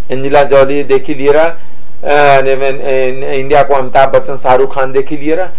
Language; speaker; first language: Nepali; native; Nepali